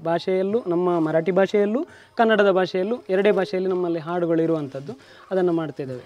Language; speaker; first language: Kannada; non-native, local second language; Marathi